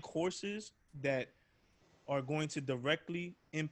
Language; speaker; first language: English; native; English